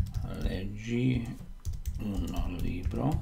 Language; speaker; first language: Italian; non-native, learner; Slovak